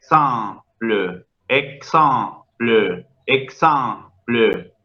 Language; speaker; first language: French; non-native, fluent; Spanish